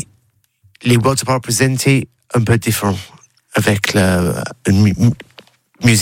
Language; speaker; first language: French; non-native, learner; English